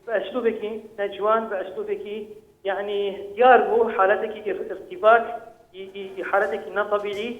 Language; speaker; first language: Central Kurdish; non-native, local second language; Kurdish